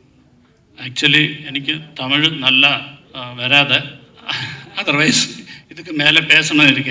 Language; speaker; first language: Tamil; non-native, learner; Malayalam